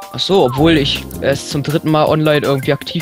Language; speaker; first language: German; native; German